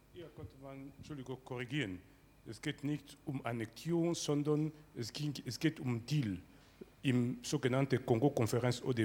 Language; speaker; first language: German; non-native, fluent; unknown